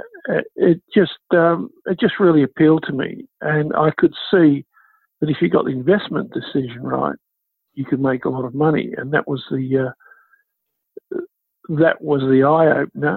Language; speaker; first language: English; native; English